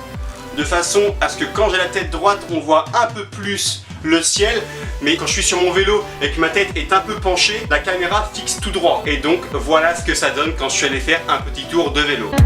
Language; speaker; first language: French; native; French